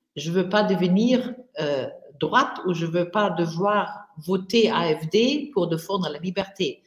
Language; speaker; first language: French; non-native, fluent; German